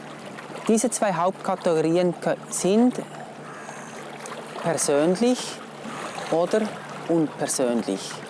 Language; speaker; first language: German; non-native, fluent; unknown